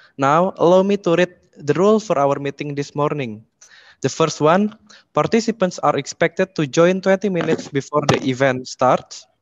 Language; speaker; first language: English; non-native, fluent; Indonesian